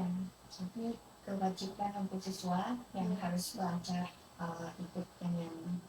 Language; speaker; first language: Indonesian; non-native, fluent; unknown